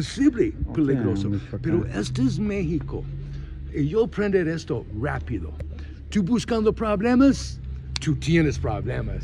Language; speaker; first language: Spanish; non-native, learner; English